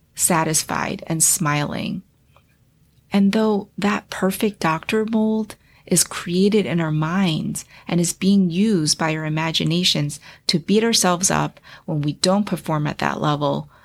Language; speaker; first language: English; early bilingual, other home language; Chinese